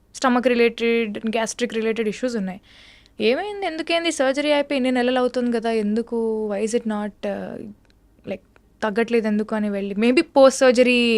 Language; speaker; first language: Telugu; native; Telugu